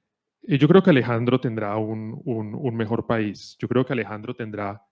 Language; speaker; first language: Spanish; native; Spanish